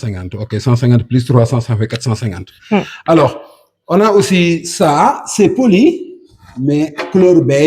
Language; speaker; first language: French; non-native, local second language; Wolof